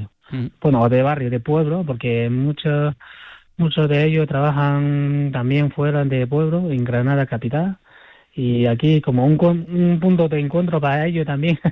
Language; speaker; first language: Spanish; non-native, fluent; Chinese